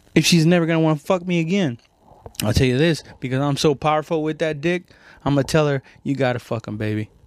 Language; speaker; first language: English; non-native, fluent; Spanish